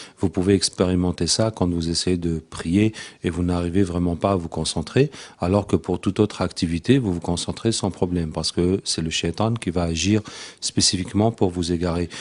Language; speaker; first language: French; non-native, local second language; Arabic